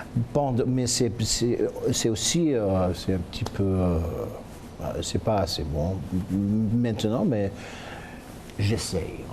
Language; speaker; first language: French; non-native, local second language; English